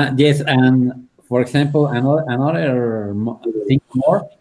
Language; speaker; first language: English; non-native, learner; Spanish